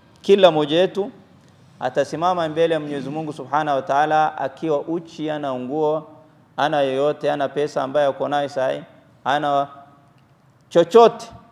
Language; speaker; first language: Swahili; non-native, local second language; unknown